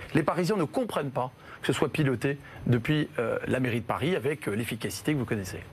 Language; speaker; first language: French; native; French